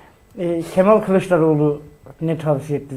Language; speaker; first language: Turkish; native; Turkish